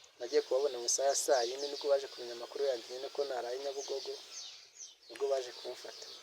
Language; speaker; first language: Kinyarwanda; early bilingual, heritage; Kinyarwanda